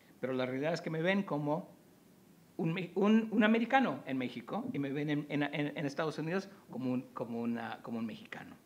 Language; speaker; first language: Spanish; early bilingual, heritage; Spanish